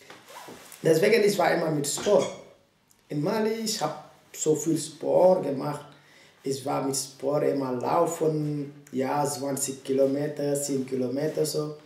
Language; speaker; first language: German; non-native, learner; French